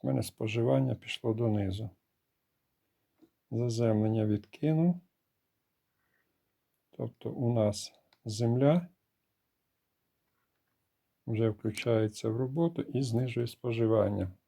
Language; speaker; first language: Ukrainian; native; Ukrainian